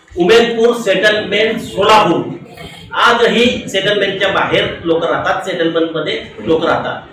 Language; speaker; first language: Marathi; non-native, local second language; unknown